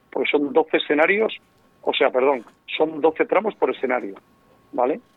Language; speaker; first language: Spanish; native; Spanish